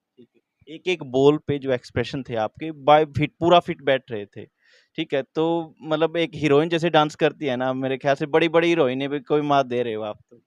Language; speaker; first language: Hindi; native; Hindi